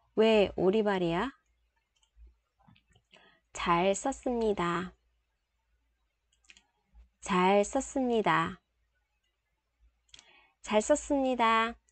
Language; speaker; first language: Korean; non-native, fluent; Vietnamese